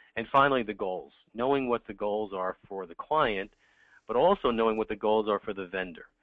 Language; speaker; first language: English; native; English